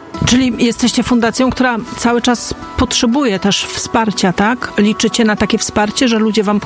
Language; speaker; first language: Polish; native; Polish